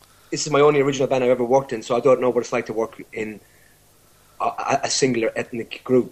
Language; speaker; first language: English; native; English